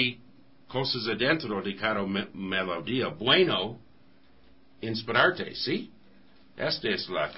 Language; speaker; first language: Spanish; non-native, learner; English